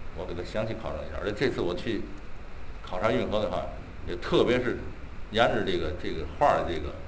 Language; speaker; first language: Chinese; native; Chinese